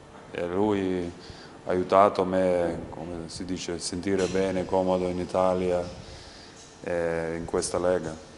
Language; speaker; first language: Italian; non-native, learner; Lithuanian